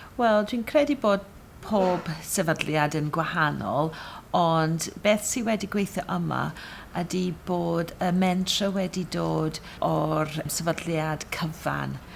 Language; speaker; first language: Welsh; non-native, fluent; English